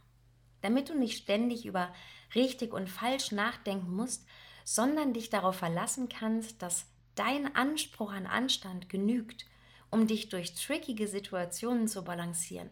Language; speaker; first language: German; native; German